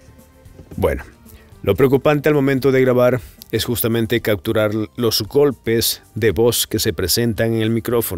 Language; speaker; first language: Spanish; native; Spanish